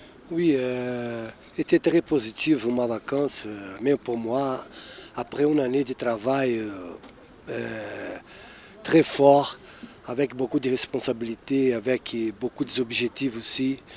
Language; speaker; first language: French; non-native, fluent; Portuguese